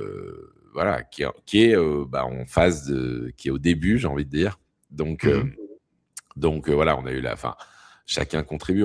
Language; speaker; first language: French; native; French